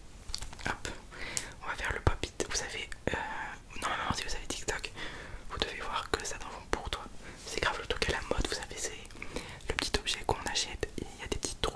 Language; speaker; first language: French; native; French